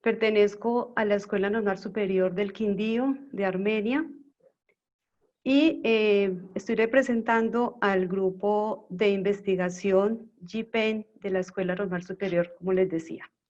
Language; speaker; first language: Spanish; native; Spanish